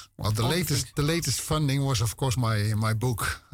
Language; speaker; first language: English; non-native, fluent; Dutch